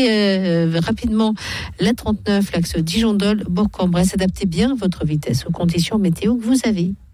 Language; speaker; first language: French; native; French